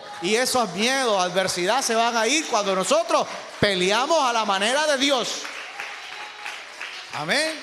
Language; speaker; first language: Spanish; native; Spanish